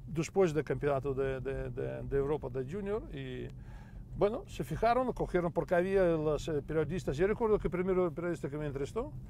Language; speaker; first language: Spanish; non-native, fluent; Russian